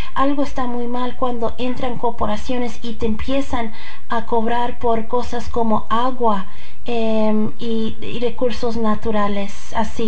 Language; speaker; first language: Spanish; early bilingual, heritage; Spanish